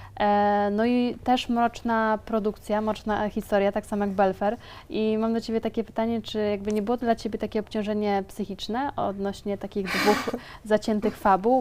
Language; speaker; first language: Polish; native; Polish